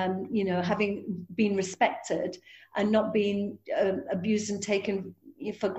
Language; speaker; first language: English; native; English